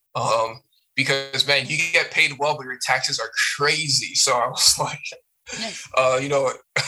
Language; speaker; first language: English; non-native, fluent; French